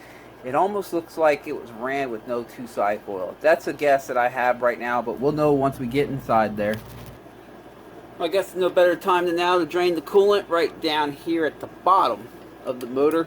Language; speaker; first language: English; native; English